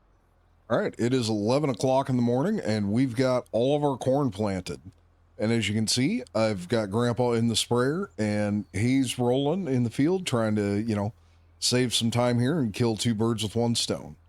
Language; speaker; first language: English; native; English